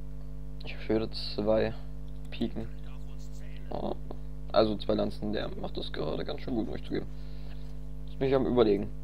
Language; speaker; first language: German; native; German